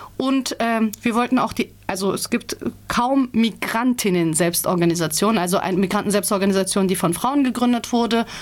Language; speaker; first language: German; early bilingual, other home language; Turkish